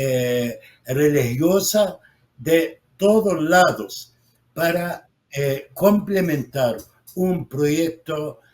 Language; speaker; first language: Spanish; non-native, fluent; Arabic